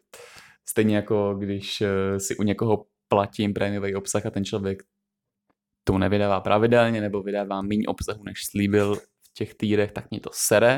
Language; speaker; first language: Czech; native; Czech